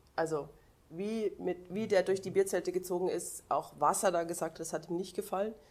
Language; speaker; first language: German; native; German